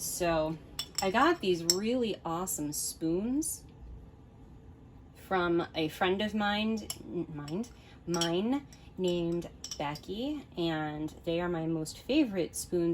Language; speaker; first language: English; native; English